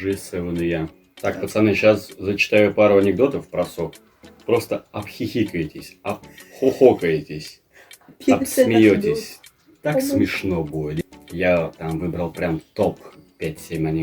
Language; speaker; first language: Russian; native; Russian